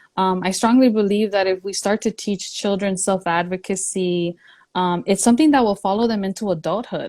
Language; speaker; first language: English; early bilingual, other home language; Spanish